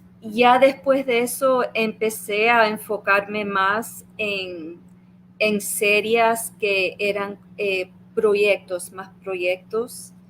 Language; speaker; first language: Spanish; early bilingual, heritage; Spanish